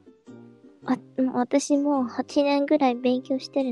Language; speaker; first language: Japanese; non-native, learner; Filipino